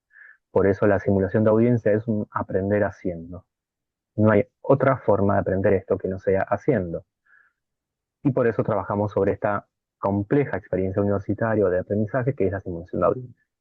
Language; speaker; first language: Spanish; native; Spanish